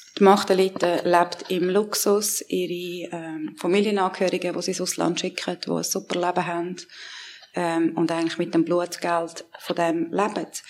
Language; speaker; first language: German; early bilingual, other home language; Persian